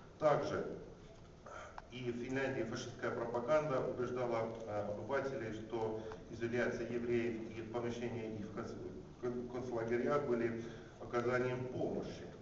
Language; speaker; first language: Russian; non-native, fluent; Finnish